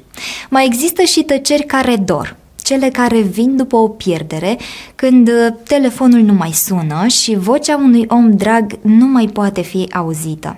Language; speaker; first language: Romanian; native; Romanian